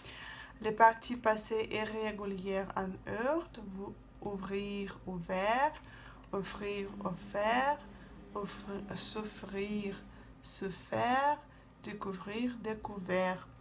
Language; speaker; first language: French; non-native, fluent; Russian